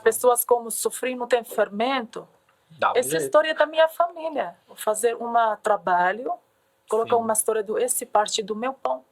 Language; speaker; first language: Portuguese; non-native, learner; Arabic